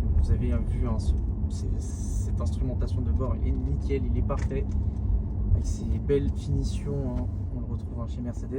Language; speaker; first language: French; native; French